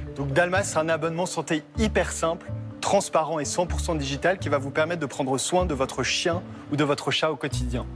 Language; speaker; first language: French; native; French